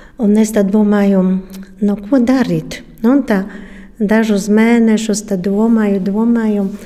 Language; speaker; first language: Latvian; non-native, fluent; Polish